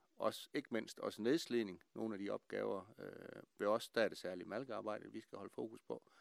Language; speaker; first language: Danish; native; Danish